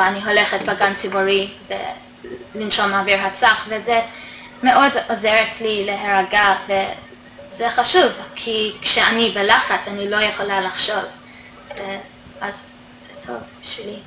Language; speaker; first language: Hebrew; non-native, fluent; English